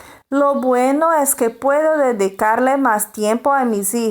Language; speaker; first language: Spanish; non-native, fluent; Portuguese